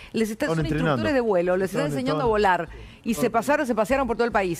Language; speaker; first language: Spanish; native; Spanish